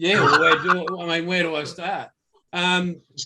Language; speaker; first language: English; native; English